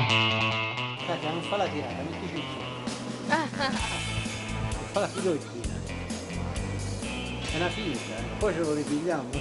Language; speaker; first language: Italian; native; Italian